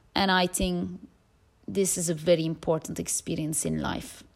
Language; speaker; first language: English; non-native, fluent; Turkish